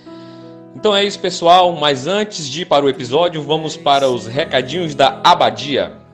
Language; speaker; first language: Portuguese; native; Portuguese